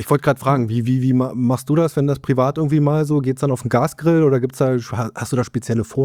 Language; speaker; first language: German; native; German